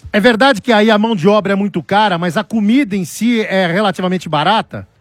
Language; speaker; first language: Portuguese; native; Portuguese